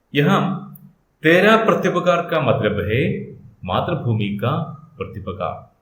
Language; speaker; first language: Hindi; non-native, local second language; Malayalam